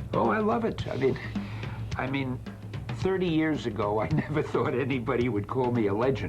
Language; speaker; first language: English; native; English